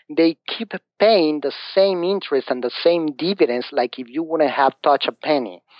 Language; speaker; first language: English; non-native, fluent; Spanish